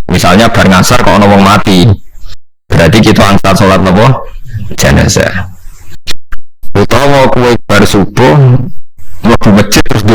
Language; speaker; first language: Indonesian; non-native, local second language; Javanese